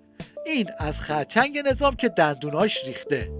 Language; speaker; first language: Persian; native; Persian